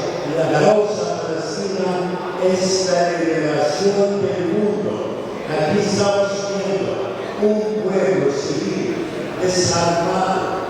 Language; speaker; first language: Spanish; non-native, fluent; Arabic